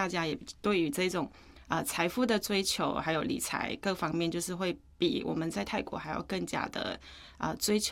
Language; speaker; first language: Chinese; non-native, fluent; Akha